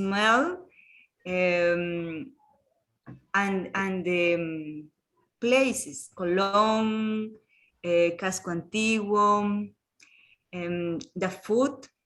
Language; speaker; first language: English; non-native, learner; Spanish